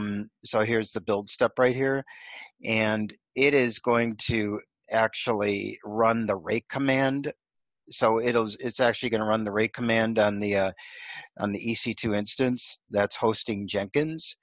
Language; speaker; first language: English; native; English